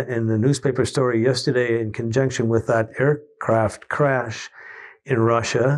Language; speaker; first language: English; native; English